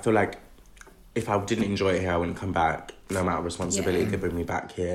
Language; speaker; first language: English; native; English